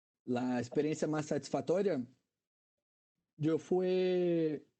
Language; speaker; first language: Spanish; non-native, fluent; Portuguese